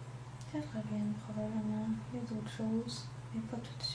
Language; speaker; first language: French; non-native, local second language; English